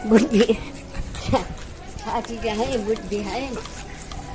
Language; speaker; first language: Hindi; non-native, local second language; Nepali